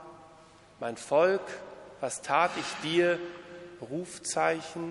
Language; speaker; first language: German; native; German